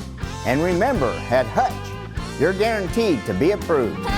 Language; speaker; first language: English; native; English